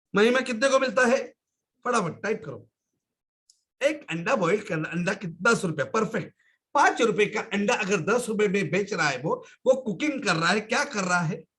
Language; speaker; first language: Hindi; non-native, local second language; Marathi